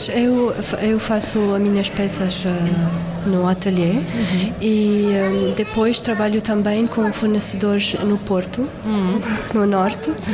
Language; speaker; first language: Portuguese; non-native, fluent; Arabic